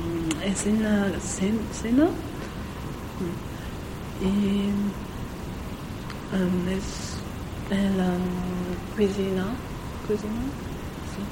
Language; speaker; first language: Spanish; non-native, learner; German